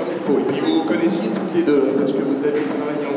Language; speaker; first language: French; native; French